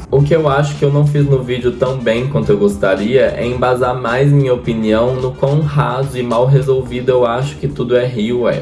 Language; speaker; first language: Portuguese; native; Portuguese